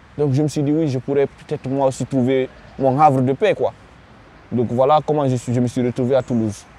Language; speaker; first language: French; non-native, local second language; Fula